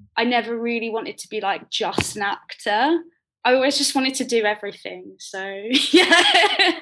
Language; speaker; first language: English; native; English